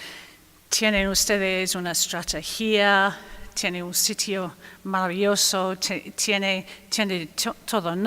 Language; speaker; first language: Spanish; non-native, fluent; English